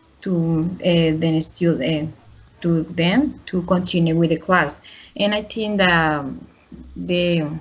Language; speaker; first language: English; non-native, learner; Spanish